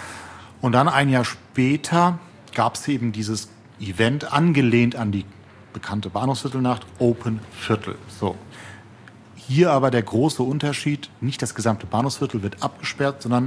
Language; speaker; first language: German; native; German